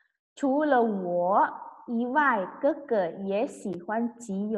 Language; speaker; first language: Chinese; non-native, fluent; Indonesian